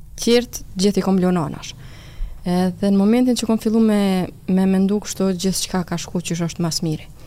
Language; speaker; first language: Albanian; native; Albanian